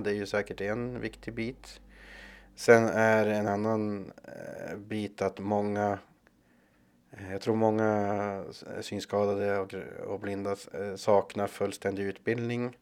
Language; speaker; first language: Swedish; native; Swedish